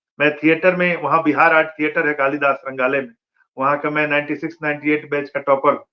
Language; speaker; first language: Hindi; non-native, local second language; Bhojpuri